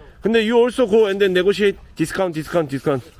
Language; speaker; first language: English; non-native, learner; Korean